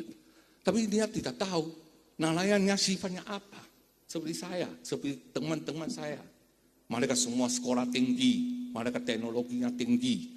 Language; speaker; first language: Indonesian; non-native, fluent; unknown